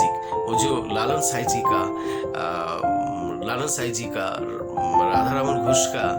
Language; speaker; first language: Hindi; non-native, local second language; Bangla